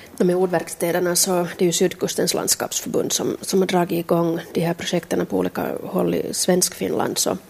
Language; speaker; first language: Swedish; native; Swedish